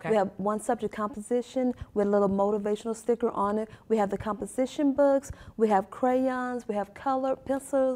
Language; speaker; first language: English; native; English